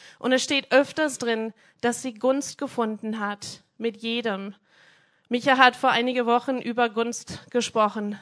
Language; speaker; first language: German; non-native, fluent; English